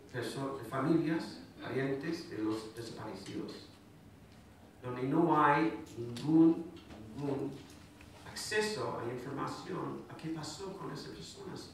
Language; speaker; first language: Spanish; non-native, fluent; English